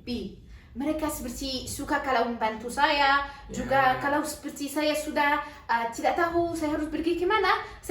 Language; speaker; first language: Indonesian; non-native, learner; Arabic